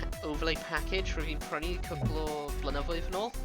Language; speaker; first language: Welsh; non-native, local second language; English